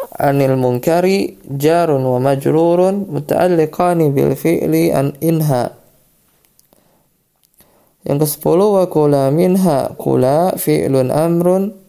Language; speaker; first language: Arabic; non-native, fluent; Indonesian